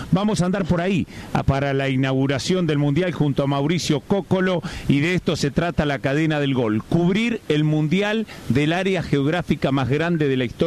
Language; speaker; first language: Spanish; native; Spanish